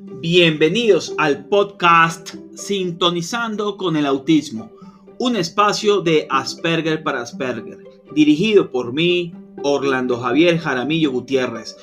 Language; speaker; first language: Spanish; native; Spanish